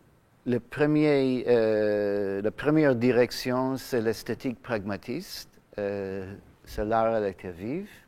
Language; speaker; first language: French; non-native, fluent; English